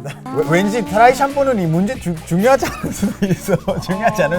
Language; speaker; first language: Korean; non-native, fluent; Spanish